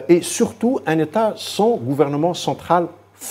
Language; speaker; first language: French; non-native, local second language; Arabic